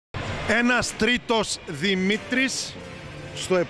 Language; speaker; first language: Greek; native; Greek